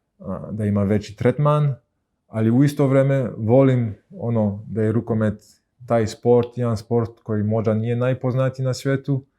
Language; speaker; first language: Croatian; early bilingual, heritage; Croatian